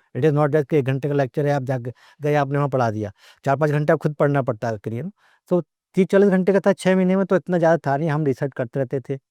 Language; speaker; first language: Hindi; native; Hindi